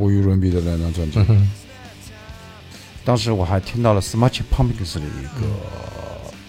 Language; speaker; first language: Chinese; native; Chinese